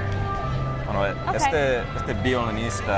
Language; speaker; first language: Spanish; non-native, fluent; English